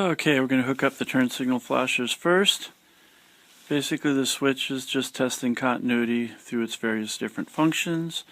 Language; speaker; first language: English; native; English